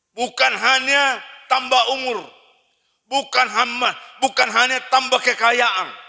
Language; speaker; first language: Indonesian; non-native, local second language; Batak Toba